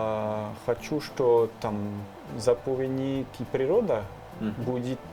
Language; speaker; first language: Russian; non-native, learner; French